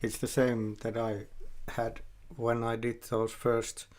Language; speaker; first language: English; non-native, fluent; Finnish